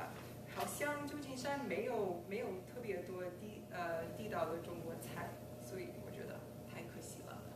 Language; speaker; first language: Chinese; non-native, fluent; English